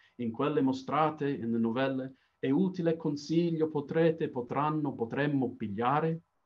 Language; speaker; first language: Italian; non-native, fluent; English